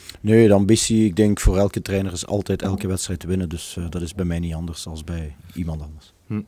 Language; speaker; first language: Dutch; native; Dutch